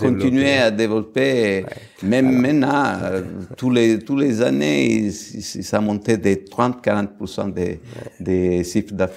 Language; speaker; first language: French; non-native, fluent; Italian